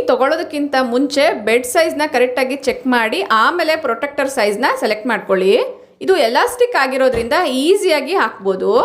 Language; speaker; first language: Kannada; non-native, local second language; Telugu